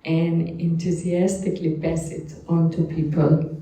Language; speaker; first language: English; non-native, fluent; Slovenian